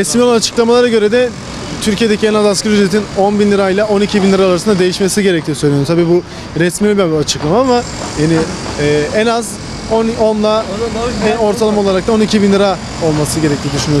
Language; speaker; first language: Turkish; native; Turkish